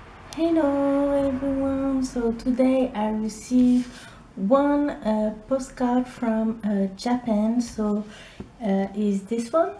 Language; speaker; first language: English; non-native, learner; French